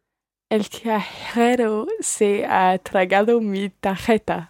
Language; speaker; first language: Spanish; non-native, learner; English